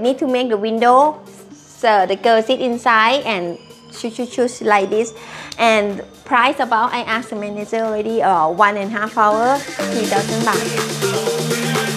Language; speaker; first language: English; non-native, learner; Thai